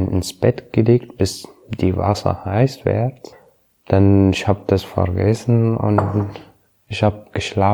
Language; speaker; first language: German; non-native, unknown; Arabic